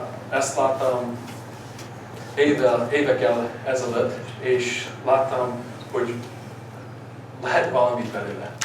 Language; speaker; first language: Hungarian; early bilingual, heritage; English